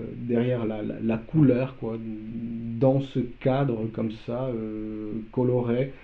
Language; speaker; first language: French; non-native, fluent; Polish